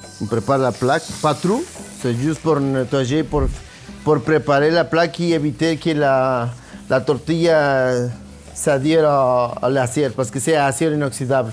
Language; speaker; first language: French; non-native, learner; Spanish